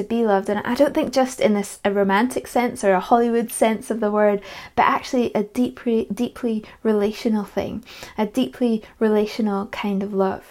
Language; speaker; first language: English; native; English